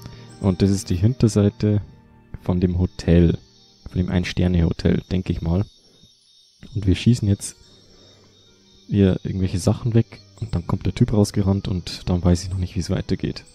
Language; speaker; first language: German; native; German